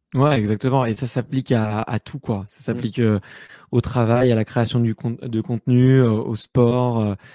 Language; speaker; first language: French; native; French